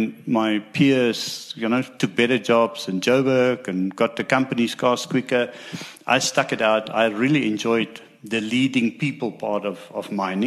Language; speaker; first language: English; non-native, local second language; Afrikaans